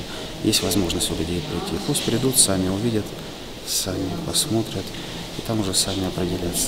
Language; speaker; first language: Russian; native; Russian